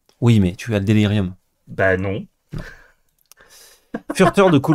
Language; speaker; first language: French; native; French